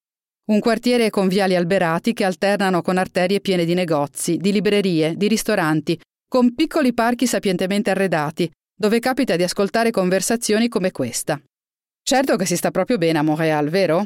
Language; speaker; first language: Italian; native; Italian